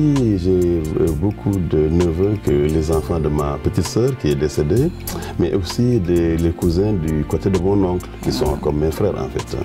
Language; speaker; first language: French; non-native, local second language; Wolof